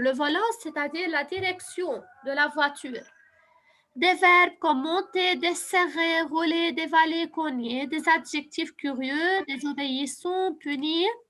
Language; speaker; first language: French; non-native, fluent; Arabic